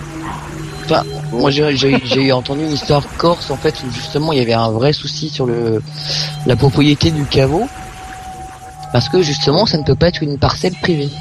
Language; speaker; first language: French; native; French